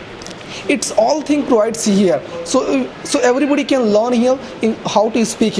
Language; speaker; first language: English; non-native, learner; Hindi